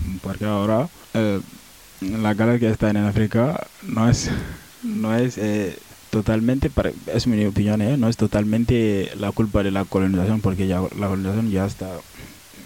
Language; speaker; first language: Spanish; non-native, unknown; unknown